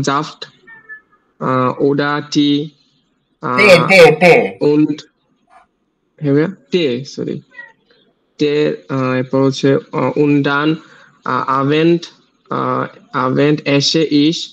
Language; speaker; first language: German; non-native, learner; Bangla